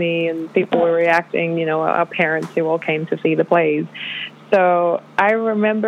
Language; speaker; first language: English; non-native, local second language; Polish